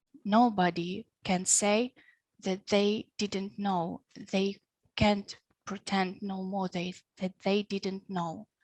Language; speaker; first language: English; non-native, fluent; Ukrainian